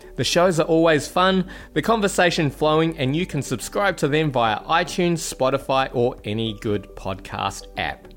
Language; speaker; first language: English; native; English